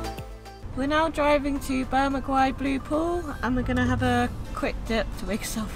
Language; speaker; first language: English; native; English